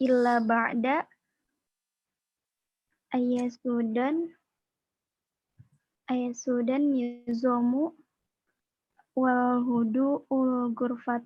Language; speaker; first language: Arabic; non-native, learner; Indonesian